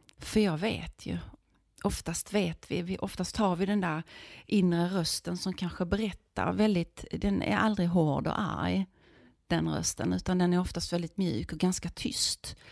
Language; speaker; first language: Swedish; native; Swedish